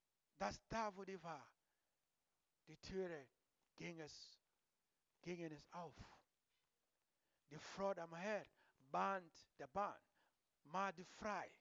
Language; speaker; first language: German; non-native, learner; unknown